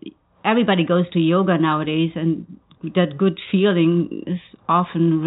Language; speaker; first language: English; non-native, fluent; German